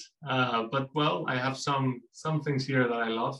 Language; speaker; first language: English; non-native, fluent; Spanish